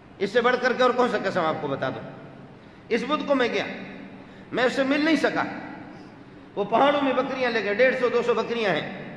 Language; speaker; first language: Urdu; non-native, local second language; Baluchi